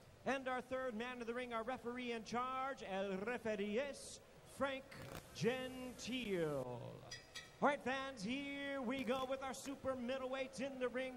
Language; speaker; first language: English; native; English